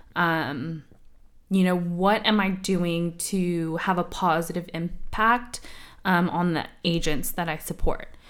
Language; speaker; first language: English; native; English